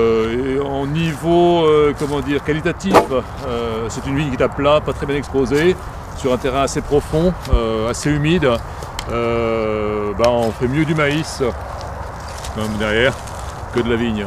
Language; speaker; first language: French; native; French